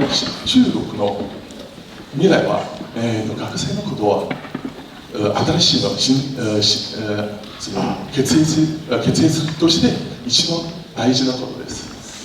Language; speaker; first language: Japanese; non-native, learner; Chinese